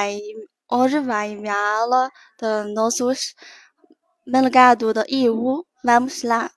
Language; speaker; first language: Portuguese; non-native, learner; Chinese